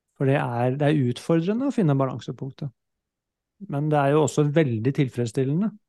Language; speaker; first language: Norwegian; native; Norwegian